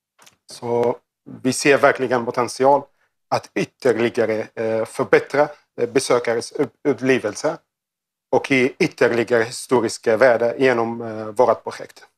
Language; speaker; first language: Swedish; non-native, learner; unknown